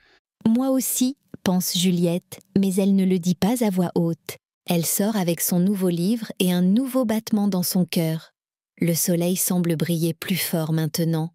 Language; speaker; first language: French; native; French